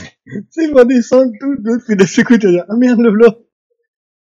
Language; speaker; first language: French; native; French